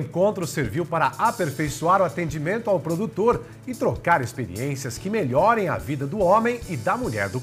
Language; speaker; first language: Portuguese; native; Portuguese